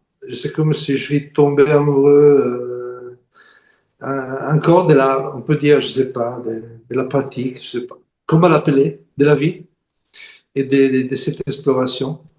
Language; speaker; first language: French; non-native, fluent; Italian